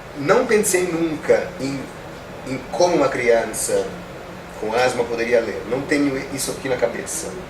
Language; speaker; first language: Portuguese; non-native, fluent; Italian